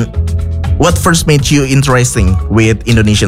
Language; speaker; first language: English; non-native, fluent; Indonesian